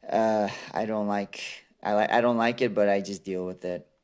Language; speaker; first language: English; early bilingual, other home language; Assyrian Neo-Aramaic